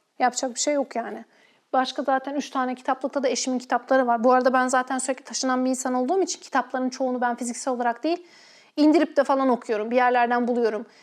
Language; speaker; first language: Turkish; native; Turkish